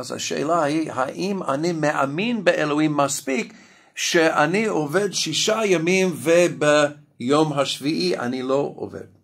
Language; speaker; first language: Hebrew; non-native, fluent; English